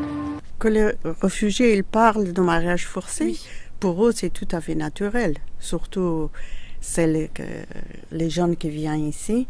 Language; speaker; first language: French; non-native, fluent; Persian